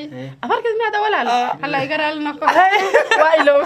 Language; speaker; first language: Somali; non-native, learner; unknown